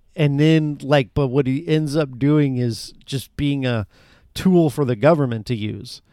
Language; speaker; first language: English; native; English